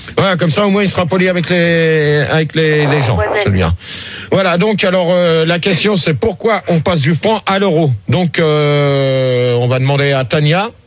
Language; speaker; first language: French; native; French